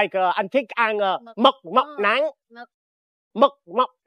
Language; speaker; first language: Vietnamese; non-native, learner; English